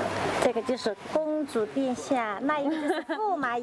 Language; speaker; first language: Chinese; native; Chinese